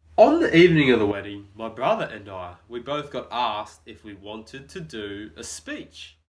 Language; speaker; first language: English; native; English